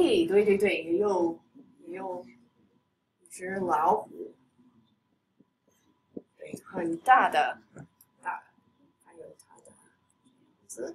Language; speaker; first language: Chinese; non-native, fluent; English